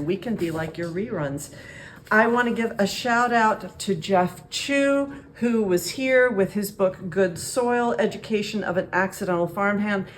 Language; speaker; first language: English; native; English